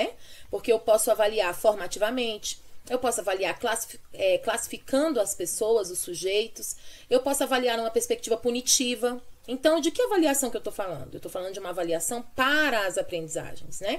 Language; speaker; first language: Portuguese; native; Portuguese